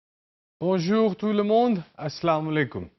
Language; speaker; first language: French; non-native, fluent; Urdu